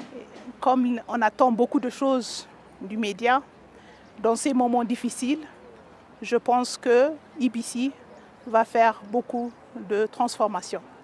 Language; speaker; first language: French; non-native, fluent; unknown